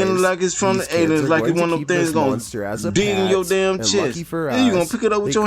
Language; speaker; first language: English; native; English